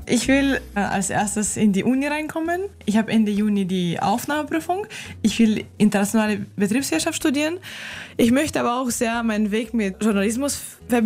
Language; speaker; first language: German; non-native, fluent; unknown